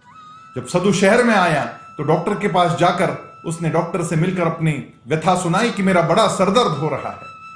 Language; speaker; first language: Hindi; native; Hindi